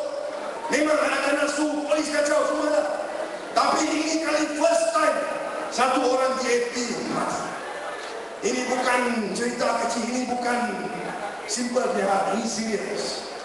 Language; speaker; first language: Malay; non-native, local second language; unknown